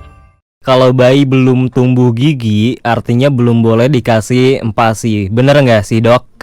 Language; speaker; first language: Indonesian; native; Indonesian